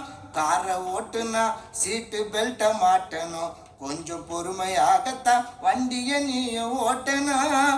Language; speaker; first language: Tamil; native; Tamil